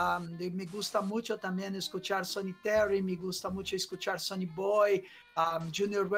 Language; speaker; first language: Spanish; non-native, fluent; Portuguese